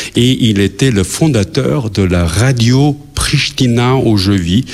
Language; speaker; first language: French; non-native, fluent; Albanian